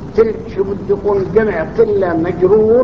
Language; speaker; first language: Arabic; native; Arabic